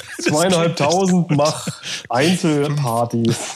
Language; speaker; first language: German; native; German